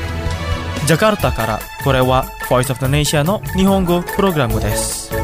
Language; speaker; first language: Japanese; non-native, fluent; Indonesian